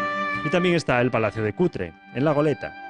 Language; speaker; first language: Spanish; native; Spanish